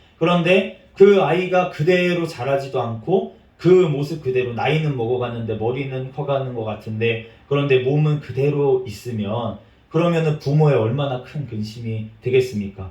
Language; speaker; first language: Korean; native; Korean